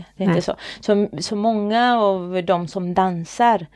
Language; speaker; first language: Swedish; non-native, fluent; Spanish